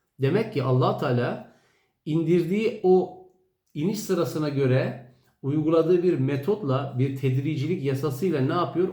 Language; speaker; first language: Turkish; native; Turkish